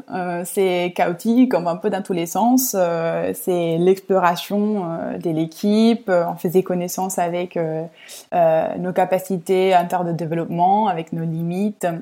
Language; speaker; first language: French; non-native, fluent; Italian